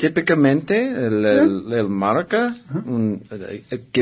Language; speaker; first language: Spanish; non-native, learner; English